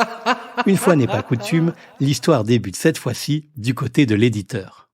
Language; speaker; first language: French; native; French